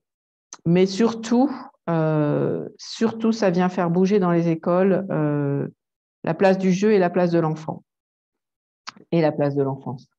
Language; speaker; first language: French; native; French